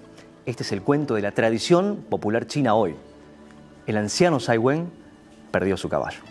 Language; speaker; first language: Spanish; native; Spanish